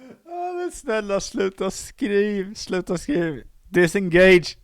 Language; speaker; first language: Swedish; native; Swedish